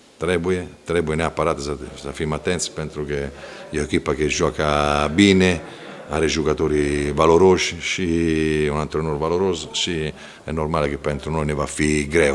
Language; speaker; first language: Romanian; non-native, fluent; Italian